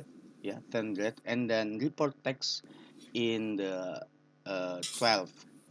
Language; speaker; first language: English; non-native, learner; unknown